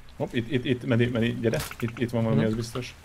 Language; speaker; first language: Hungarian; native; Hungarian